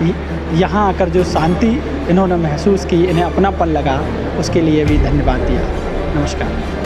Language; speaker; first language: Hindi; native; Hindi